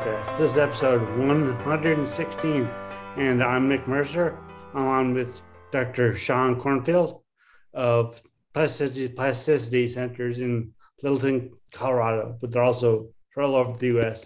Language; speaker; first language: English; native; English